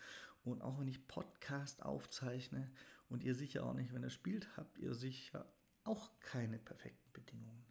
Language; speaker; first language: German; native; German